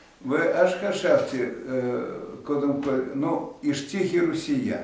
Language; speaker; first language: Hebrew; non-native, fluent; Russian